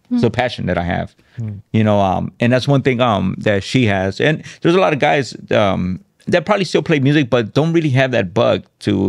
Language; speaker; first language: English; native; English